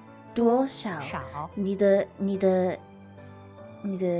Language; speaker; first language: Chinese; non-native, learner; English